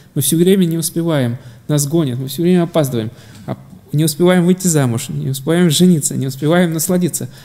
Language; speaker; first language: Russian; non-native, fluent; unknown